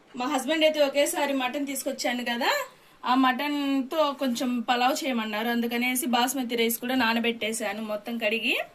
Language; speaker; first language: Telugu; non-native, local second language; Urdu